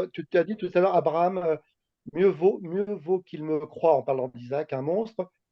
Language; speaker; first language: French; native; French